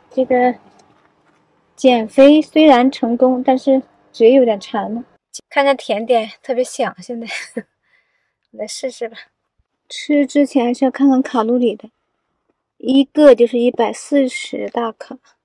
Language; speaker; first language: Chinese; native; Chinese